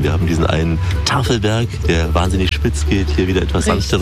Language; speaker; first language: German; native; German